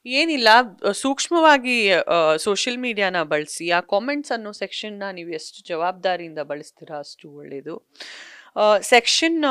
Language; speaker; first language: Kannada; non-native, local second language; Sindhi